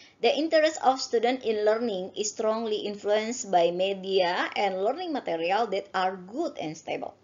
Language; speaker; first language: English; non-native, learner; Indonesian